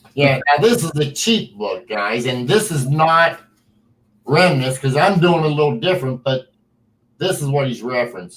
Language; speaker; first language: English; native; English